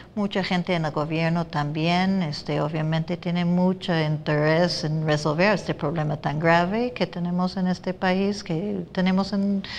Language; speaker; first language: Spanish; non-native, fluent; English